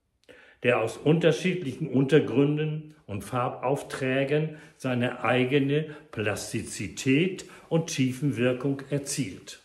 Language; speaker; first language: German; native; German